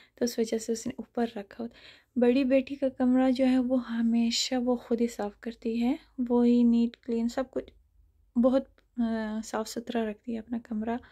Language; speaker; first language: Urdu; non-native, fluent; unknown